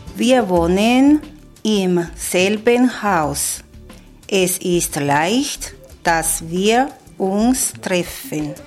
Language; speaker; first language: German; non-native, learner; Spanish